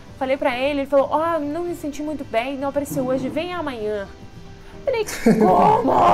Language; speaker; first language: Portuguese; non-native, fluent; Russian